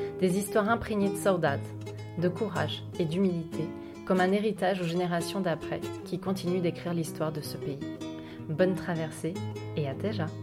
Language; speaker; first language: French; native; French